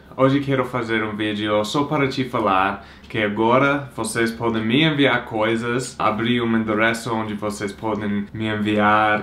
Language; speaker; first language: Portuguese; non-native, fluent; English